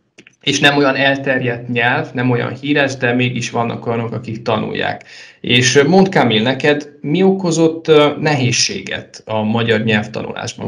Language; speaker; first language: Hungarian; non-native, fluent; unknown